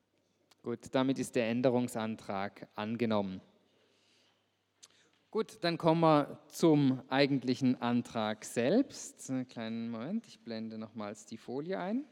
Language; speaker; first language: German; native; German